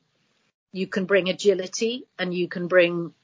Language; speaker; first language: English; native; English